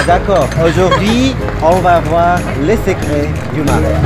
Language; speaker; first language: French; non-native, fluent; Russian